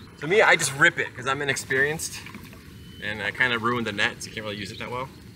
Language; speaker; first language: English; native; English